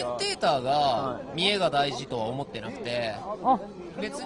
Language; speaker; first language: Japanese; native; Japanese